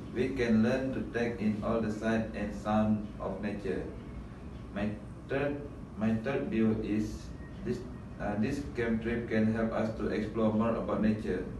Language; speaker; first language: English; non-native, learner; Malay